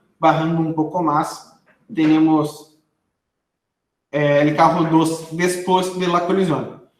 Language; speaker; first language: Spanish; non-native, fluent; Portuguese